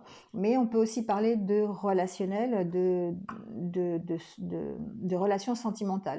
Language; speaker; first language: French; native; French